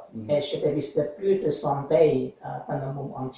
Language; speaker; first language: French; non-native, learner; English